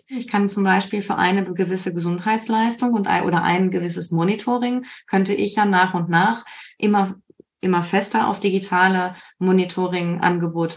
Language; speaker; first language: German; native; German